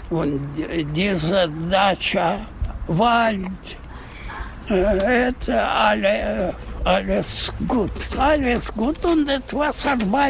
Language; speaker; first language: German; non-native, learner; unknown